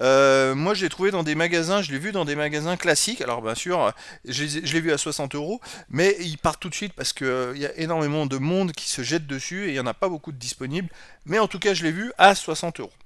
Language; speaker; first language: French; native; French